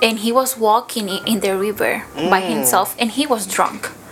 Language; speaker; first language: English; non-native, fluent; Spanish